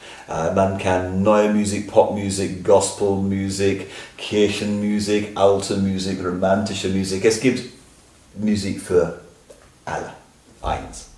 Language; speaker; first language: German; non-native, fluent; English